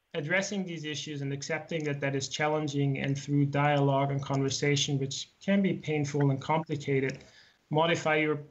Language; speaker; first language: English; non-native, fluent; German